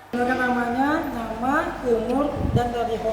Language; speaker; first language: Indonesian; native; Indonesian